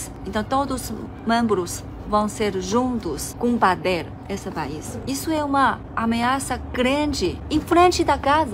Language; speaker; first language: Portuguese; non-native, fluent; Chinese